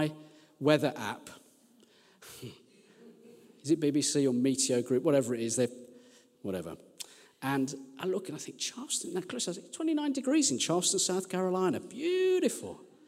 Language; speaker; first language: English; native; English